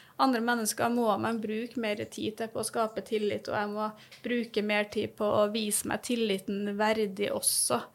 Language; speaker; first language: Norwegian; native; Norwegian